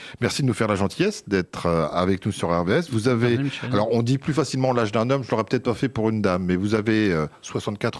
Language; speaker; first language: French; native; French